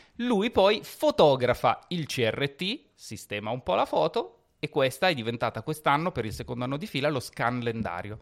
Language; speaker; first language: Italian; native; Italian